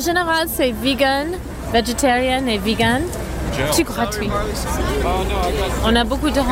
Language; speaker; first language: French; non-native, fluent; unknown